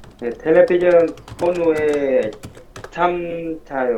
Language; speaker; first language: Korean; non-native, learner; Vietnamese